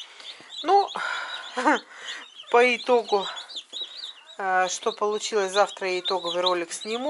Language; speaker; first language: Russian; native; Russian